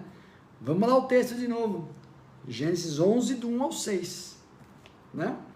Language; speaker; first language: Portuguese; native; Portuguese